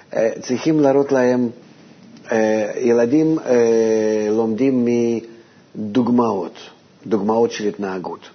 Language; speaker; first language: Hebrew; non-native, fluent; Russian